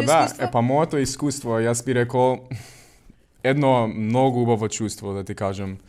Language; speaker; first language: Macedonian; early bilingual, other home language; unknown